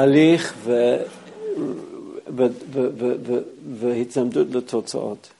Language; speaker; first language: Hebrew; non-native, fluent; English